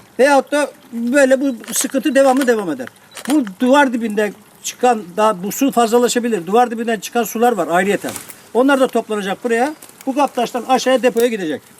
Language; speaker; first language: Turkish; native; Turkish